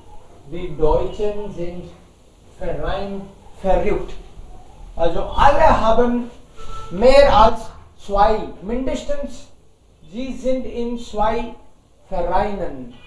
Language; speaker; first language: German; non-native, fluent; Hindi